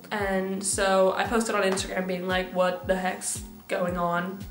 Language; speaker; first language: English; native; English